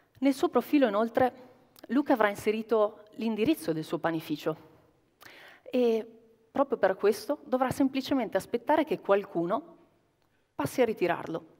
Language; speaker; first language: Italian; native; Italian